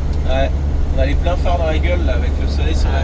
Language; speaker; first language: French; native; French